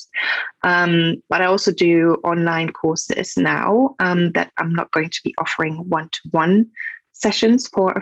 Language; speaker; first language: English; non-native, fluent; German